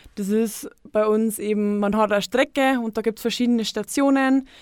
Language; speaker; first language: German; native; German